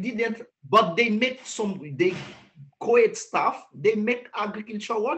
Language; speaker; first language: English; non-native, learner; Haitian Creole